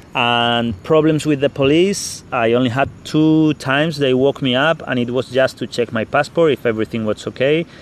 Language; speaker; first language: English; non-native, fluent; Spanish